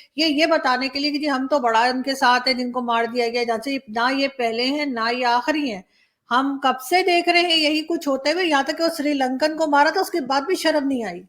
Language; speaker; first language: Urdu; native; Urdu